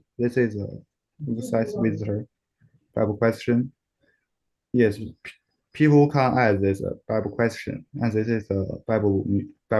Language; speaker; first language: English; non-native, learner; Chinese